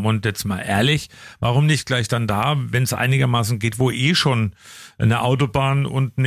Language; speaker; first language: German; native; German